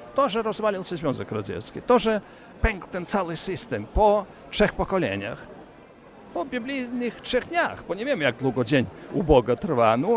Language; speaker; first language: Polish; early bilingual, heritage; Polish